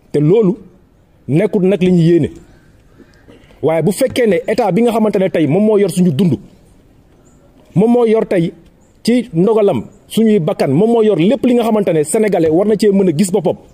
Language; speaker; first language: Wolof; non-native, local second language; Jola-Fonyi